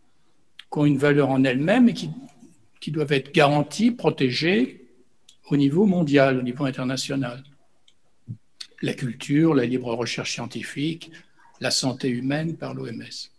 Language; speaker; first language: French; native; French